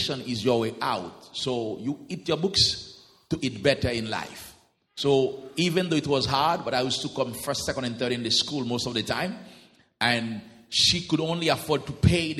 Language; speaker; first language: English; non-native, fluent; Haitian Creole